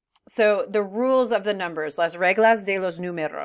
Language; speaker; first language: Spanish; non-native, fluent; English